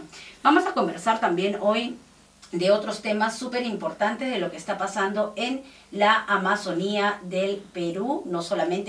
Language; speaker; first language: Spanish; native; Spanish